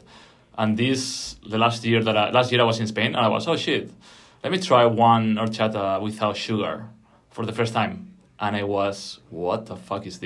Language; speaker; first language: English; non-native, fluent; Spanish